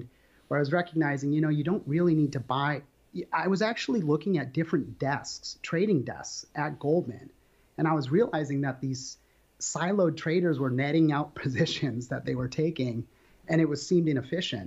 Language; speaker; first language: English; native; English